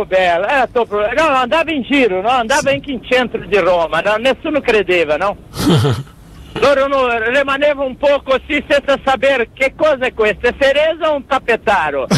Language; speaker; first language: Italian; non-native, fluent; Portuguese